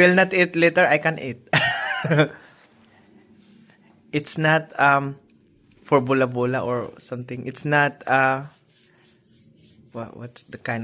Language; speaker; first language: English; non-native, local second language; Filipino